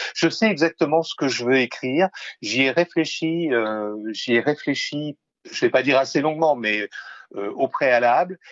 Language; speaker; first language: French; native; French